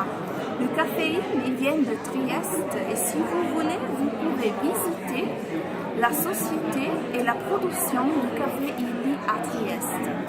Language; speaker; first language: French; non-native, fluent; Italian